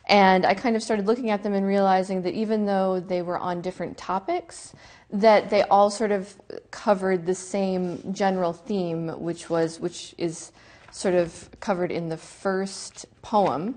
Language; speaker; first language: English; native; English